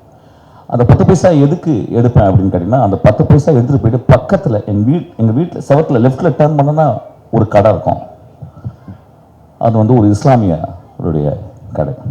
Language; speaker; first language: Tamil; native; Tamil